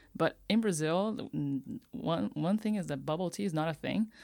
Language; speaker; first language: English; non-native, fluent; Portuguese